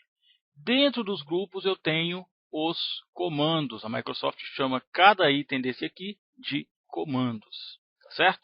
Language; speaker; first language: Portuguese; native; Portuguese